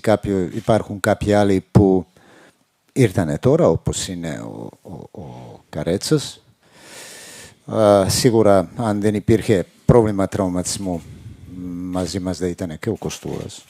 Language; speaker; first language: Greek; non-native, fluent; Serbian